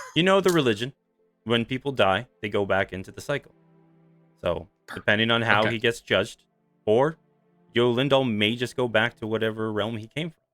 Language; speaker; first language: English; native; English